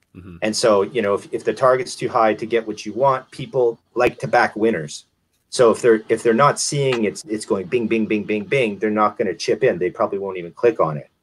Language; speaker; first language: English; native; English